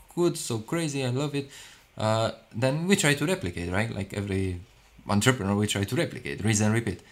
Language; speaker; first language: English; non-native, fluent; Romanian